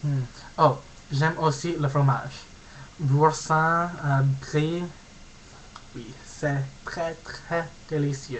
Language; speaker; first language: French; non-native, learner; English